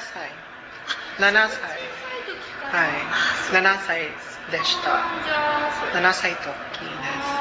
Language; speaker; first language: Japanese; non-native, learner; Cebuano